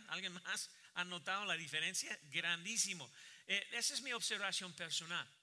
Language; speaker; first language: Spanish; non-native, fluent; English